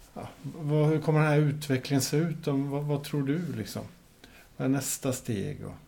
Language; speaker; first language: Swedish; native; Swedish